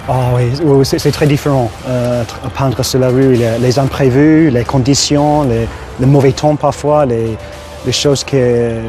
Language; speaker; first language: French; non-native, fluent; English